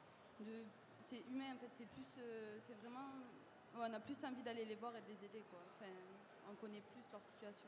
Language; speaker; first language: French; native; French